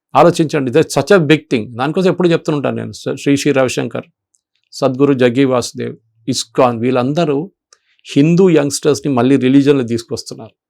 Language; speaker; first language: Telugu; non-native, fluent; Malayalam